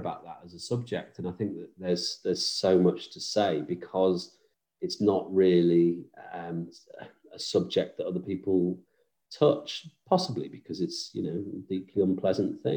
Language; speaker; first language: English; native; English